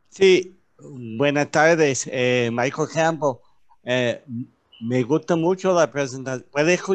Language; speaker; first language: Spanish; non-native, learner; English